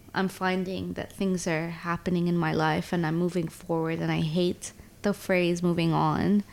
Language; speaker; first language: English; early bilingual, other home language; Arabic